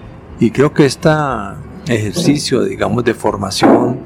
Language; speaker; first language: Spanish; native; Spanish